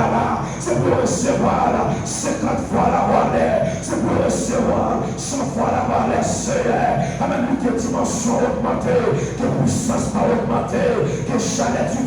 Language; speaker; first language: French; non-native, local second language; Haitian Creole